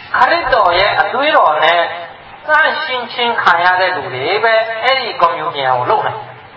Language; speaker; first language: Burmese; non-native, local second language; Hakha Chin